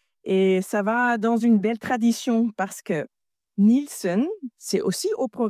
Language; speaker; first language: French; non-native, fluent; Dutch